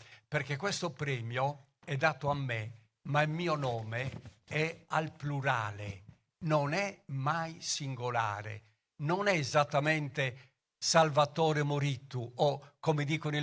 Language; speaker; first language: Italian; native; Italian